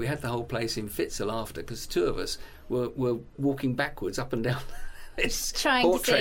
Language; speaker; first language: English; native; English